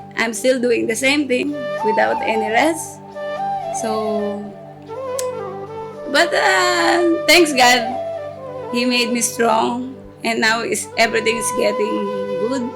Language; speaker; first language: English; non-native, local second language; Filipino